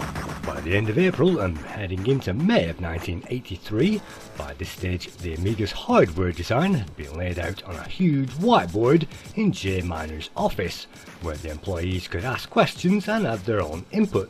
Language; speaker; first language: English; native; English